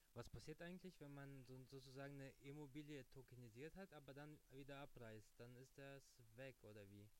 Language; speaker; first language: German; early bilingual, other home language; Russian